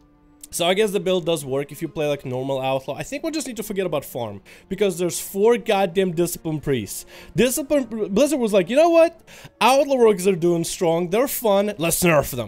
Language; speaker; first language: English; native; English